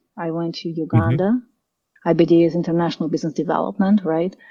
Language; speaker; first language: English; non-native, fluent; Portuguese